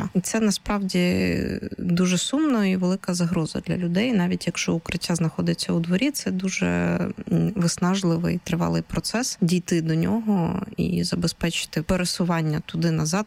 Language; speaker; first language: Ukrainian; native; Ukrainian